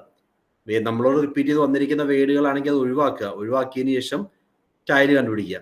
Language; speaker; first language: Malayalam; native; Malayalam